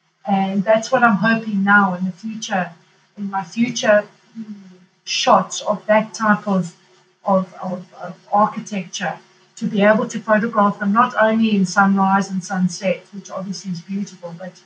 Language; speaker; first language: English; native; English